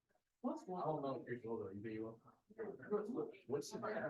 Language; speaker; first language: English; native; English